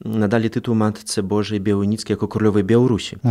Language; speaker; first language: Polish; early bilingual, other home language; Belarusian